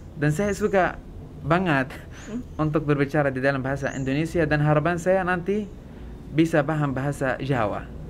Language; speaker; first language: Indonesian; non-native, fluent; Arabic